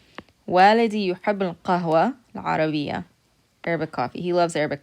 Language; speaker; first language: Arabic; non-native, fluent; English